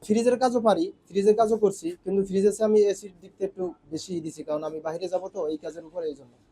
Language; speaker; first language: Bangla; native; Bangla